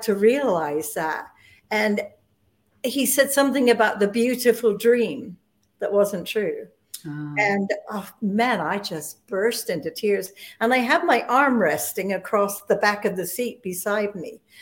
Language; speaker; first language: English; native; English